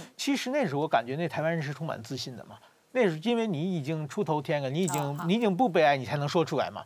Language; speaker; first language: Chinese; native; Chinese